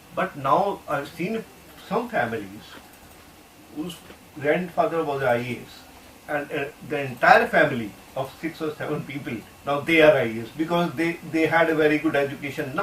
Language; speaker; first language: English; non-native, local second language; Hindi